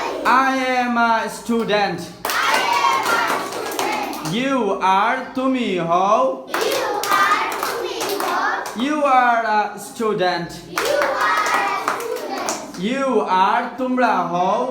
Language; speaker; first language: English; non-native, fluent; Bangla